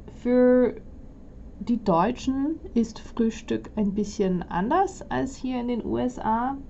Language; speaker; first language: German; non-native, fluent; English